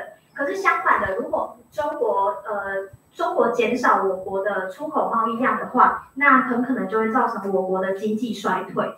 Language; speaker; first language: Chinese; native; Chinese